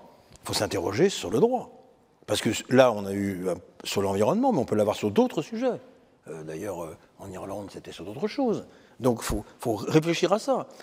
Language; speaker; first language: French; native; French